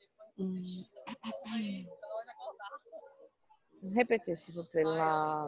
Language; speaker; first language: French; non-native, learner; Portuguese